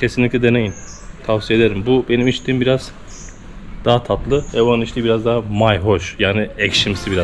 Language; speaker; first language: Turkish; native; Turkish